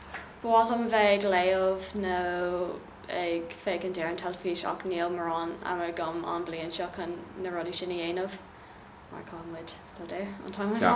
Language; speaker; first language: Irish; non-native, local second language; English